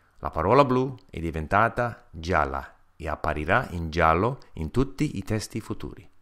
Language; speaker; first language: Italian; non-native, fluent; English